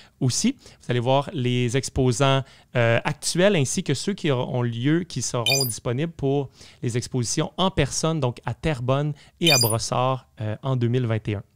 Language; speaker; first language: French; native; French